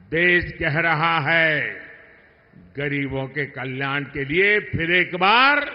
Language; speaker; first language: Hindi; non-native, local second language; Gujarati